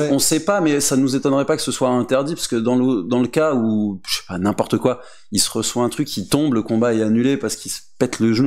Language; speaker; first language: French; native; French